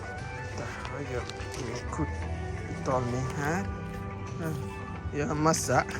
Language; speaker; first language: Swedish; non-native, learner; Somali